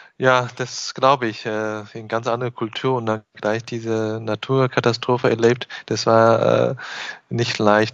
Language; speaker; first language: German; non-native, fluent; Chinese